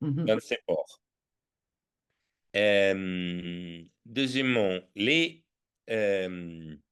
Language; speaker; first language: French; non-native, fluent; Italian